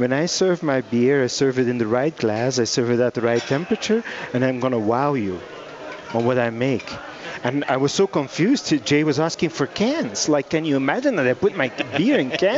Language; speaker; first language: English; non-native, fluent; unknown